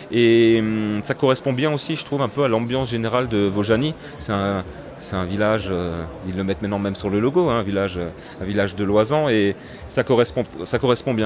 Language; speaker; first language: French; native; French